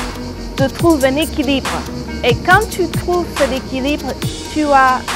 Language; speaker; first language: French; non-native, fluent; English